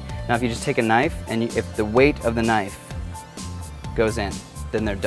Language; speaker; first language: English; native; English